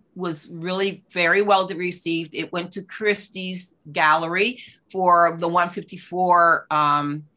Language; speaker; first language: English; native; English